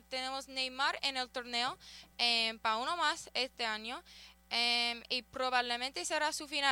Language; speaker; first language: Spanish; early bilingual, heritage; Spanish